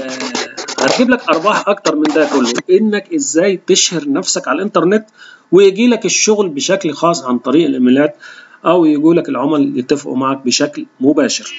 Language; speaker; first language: Arabic; native; Arabic